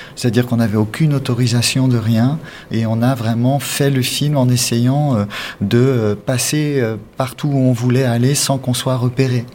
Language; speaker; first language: French; native; French